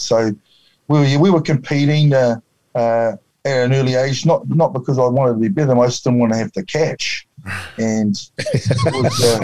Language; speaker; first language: English; native; English